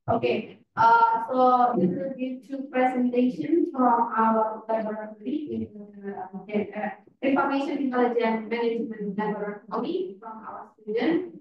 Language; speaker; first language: English; non-native, fluent; Indonesian